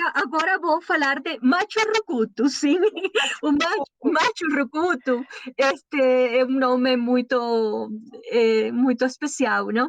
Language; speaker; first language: Portuguese; non-native, learner; Spanish